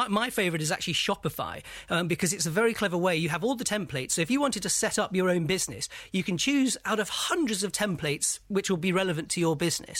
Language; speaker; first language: English; native; English